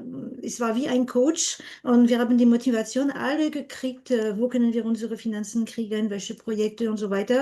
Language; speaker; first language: German; non-native, fluent; French